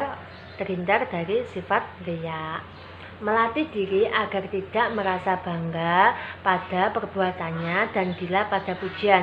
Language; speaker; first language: Indonesian; native; Indonesian